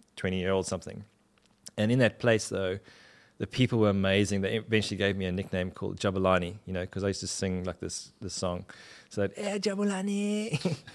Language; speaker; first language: English; native; English